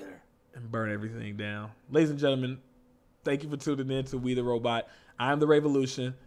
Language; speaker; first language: English; native; English